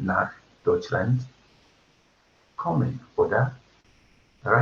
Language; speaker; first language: German; non-native, fluent; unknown